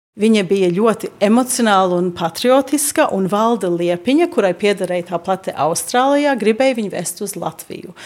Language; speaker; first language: Latvian; early bilingual, heritage; Latvian